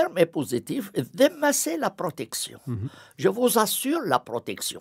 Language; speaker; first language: French; non-native, fluent; Arabic